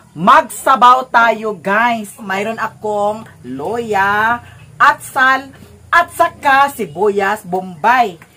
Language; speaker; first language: Filipino; non-native, local second language; Cebuano